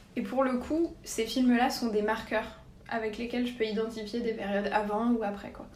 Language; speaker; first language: French; native; French